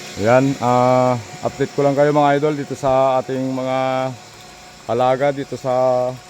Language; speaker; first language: Filipino; non-native, local second language; Iloko